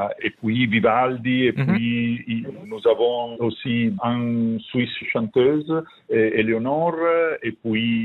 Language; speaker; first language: French; non-native, learner; Italian